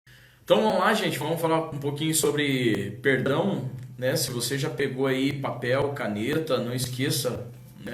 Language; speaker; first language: Portuguese; native; Portuguese